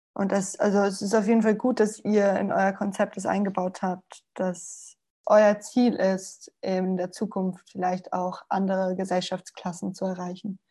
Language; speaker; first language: German; non-native, fluent; Spanish